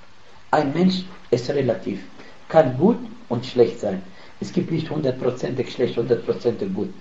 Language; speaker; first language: German; non-native, fluent; Arabic